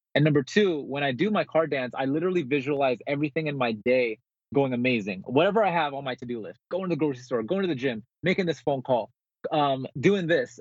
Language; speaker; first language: English; native; English